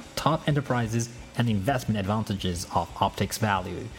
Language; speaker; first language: English; non-native, fluent; Chinese